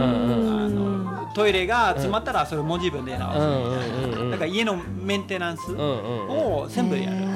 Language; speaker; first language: Japanese; non-native, fluent; Danish